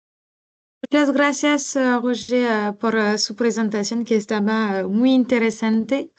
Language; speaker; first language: Spanish; non-native, learner; French